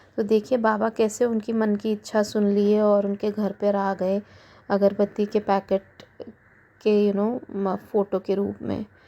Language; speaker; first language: Hindi; native; Hindi